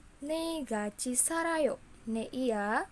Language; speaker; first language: Korean; non-native, fluent; Indonesian